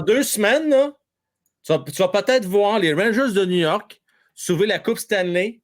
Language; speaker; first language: French; native; French